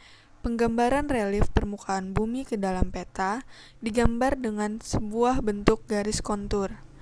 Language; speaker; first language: Indonesian; native; Indonesian